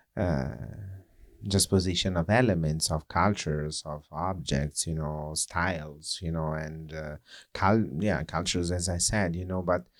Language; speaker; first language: English; non-native, fluent; Italian